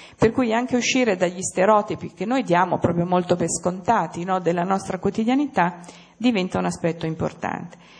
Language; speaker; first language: Italian; native; Italian